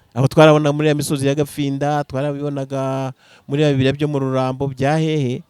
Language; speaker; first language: Kinyarwanda; native; Kinyarwanda